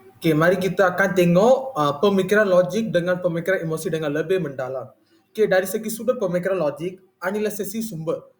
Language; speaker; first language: Malay; non-native, local second language; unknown